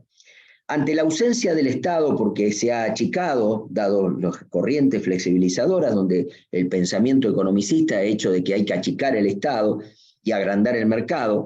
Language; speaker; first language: Spanish; native; Spanish